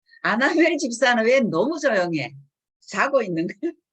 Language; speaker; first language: Korean; native; Korean